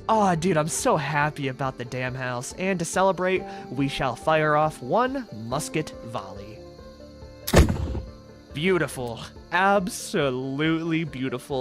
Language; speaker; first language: English; native; English